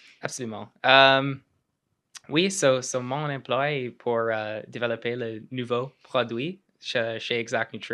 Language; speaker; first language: French; non-native, local second language; English